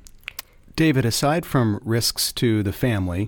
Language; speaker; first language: English; native; English